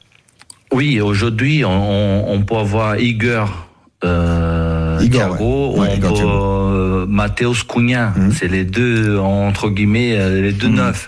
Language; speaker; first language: French; non-native, fluent; Portuguese